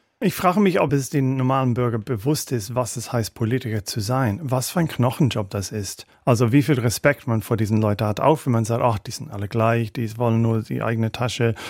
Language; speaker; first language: German; non-native, fluent; English